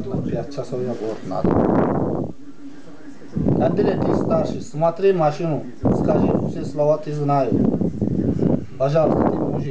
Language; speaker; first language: Russian; non-native, learner; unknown